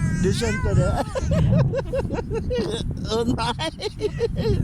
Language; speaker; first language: Norwegian; non-native, fluent; S'gaw Karen